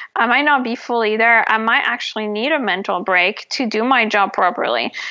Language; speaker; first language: English; non-native, fluent; French